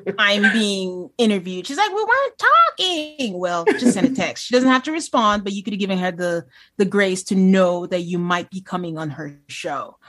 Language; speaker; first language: English; non-native, local second language; Yoruba